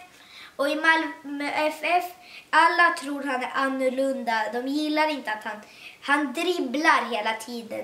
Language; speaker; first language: Swedish; early bilingual, other home language; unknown